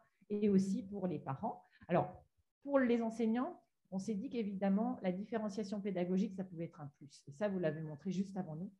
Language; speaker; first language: French; native; French